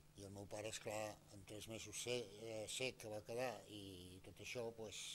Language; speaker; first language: Catalan; non-native, local second language; Spanish